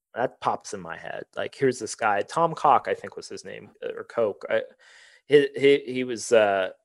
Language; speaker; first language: English; native; English